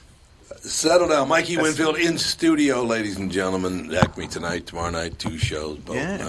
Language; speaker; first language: English; native; English